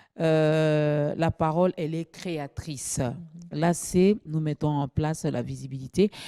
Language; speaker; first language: French; non-native, local second language; Lingala